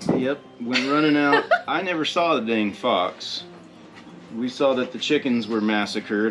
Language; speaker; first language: English; native; English